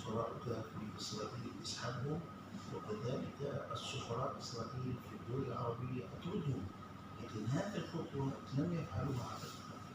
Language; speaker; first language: Arabic; native; Arabic